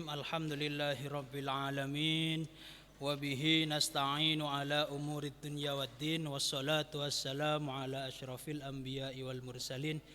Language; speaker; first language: Arabic; non-native, fluent; Javanese